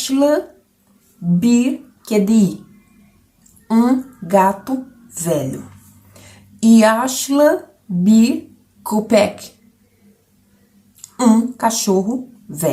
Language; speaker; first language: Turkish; non-native, learner; Portuguese